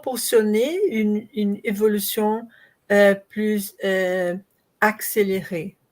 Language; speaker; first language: French; non-native, learner; Portuguese